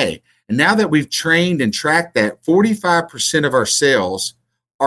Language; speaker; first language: English; native; English